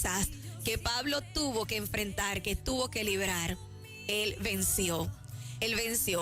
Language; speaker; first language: Spanish; native; Spanish